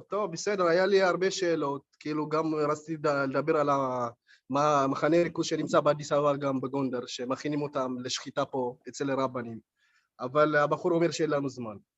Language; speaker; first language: Hebrew; early bilingual, other home language; Amharic